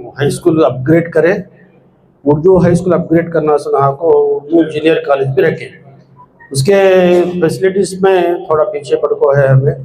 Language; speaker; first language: Urdu; native; Urdu